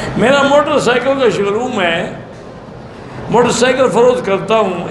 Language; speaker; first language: Urdu; native; Urdu